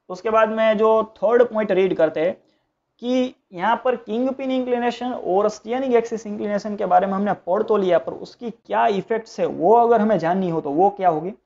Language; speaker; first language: Hindi; non-native, local second language; Gujarati